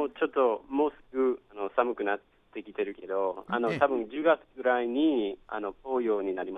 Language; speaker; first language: Japanese; non-native, fluent; English